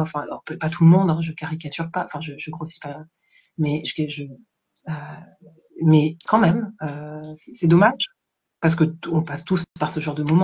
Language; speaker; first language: French; native; French